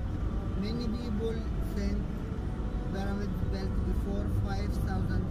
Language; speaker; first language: English; non-native, learner; Arabic